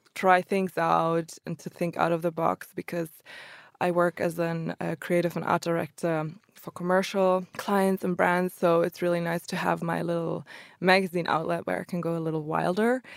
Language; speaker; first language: English; early bilingual, other home language; Croatian